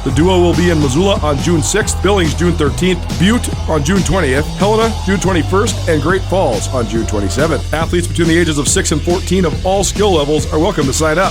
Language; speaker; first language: English; native; English